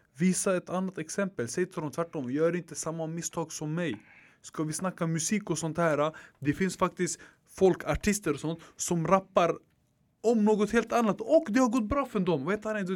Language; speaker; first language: Swedish; early bilingual, other home language; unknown